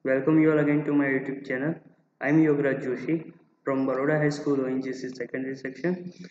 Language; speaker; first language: English; non-native, local second language; Gujarati